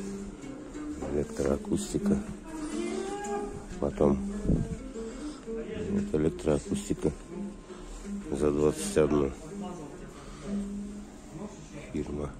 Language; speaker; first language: Russian; native; Russian